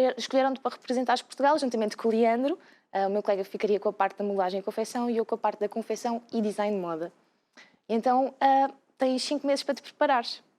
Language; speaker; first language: Portuguese; native; Portuguese